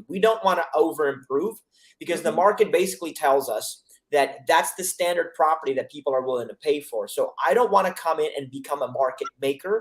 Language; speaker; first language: English; native; English